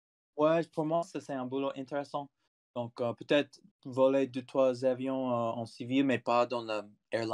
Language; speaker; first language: French; non-native, fluent; English